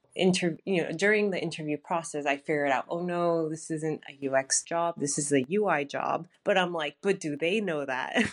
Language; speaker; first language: English; native; English